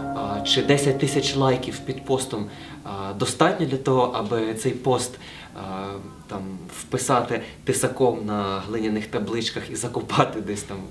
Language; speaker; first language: Ukrainian; native; Ukrainian